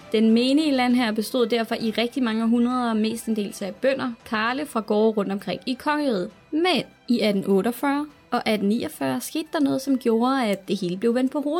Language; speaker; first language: Danish; native; Danish